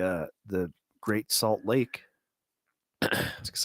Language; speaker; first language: English; native; English